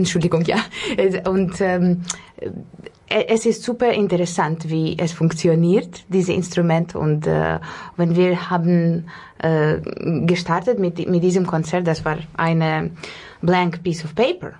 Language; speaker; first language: German; non-native, fluent; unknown